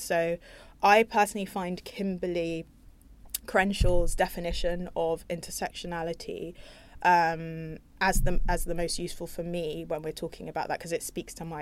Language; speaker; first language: English; native; English